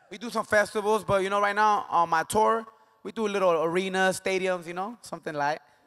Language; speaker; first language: English; early bilingual, other home language; Spanish